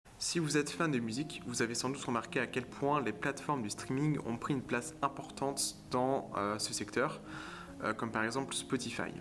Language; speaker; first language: French; native; French